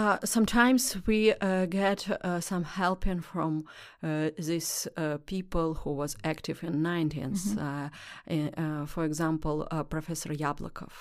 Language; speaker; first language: English; non-native, learner; Russian